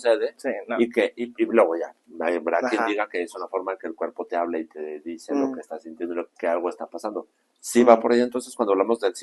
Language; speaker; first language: Spanish; native; Spanish